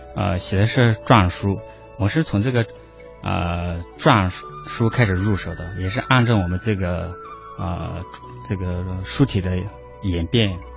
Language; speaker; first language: Chinese; non-native, local second language; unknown